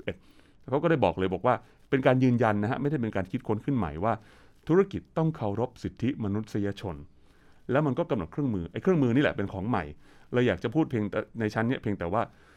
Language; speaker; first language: Thai; native; Thai